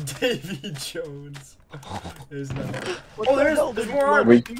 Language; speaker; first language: English; native; English